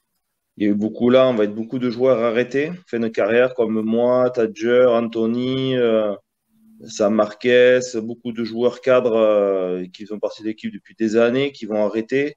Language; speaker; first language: French; early bilingual, other home language; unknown